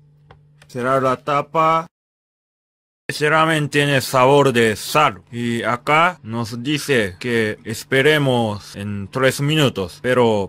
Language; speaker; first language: Spanish; non-native, learner; Japanese